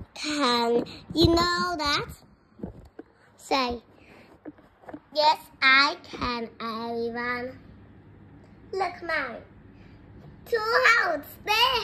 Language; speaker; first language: English; non-native, learner; Vietnamese